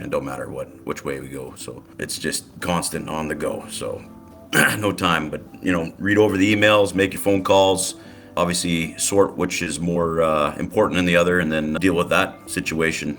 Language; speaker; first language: English; native; English